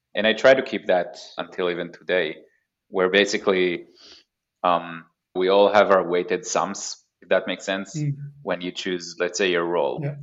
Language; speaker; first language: English; non-native, fluent; Hebrew